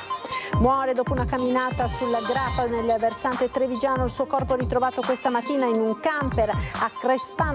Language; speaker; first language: Italian; native; Italian